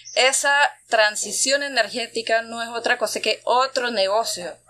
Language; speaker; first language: Spanish; non-native, fluent; German